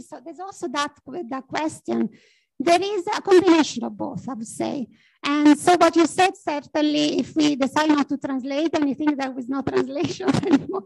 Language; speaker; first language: English; non-native, fluent; Italian